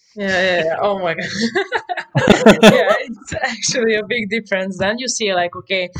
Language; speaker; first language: English; non-native, fluent; Serbian